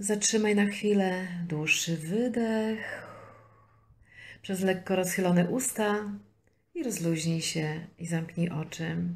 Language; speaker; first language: Polish; native; Polish